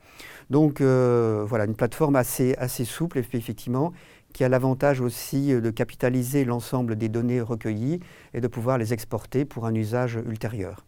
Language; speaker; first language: French; native; French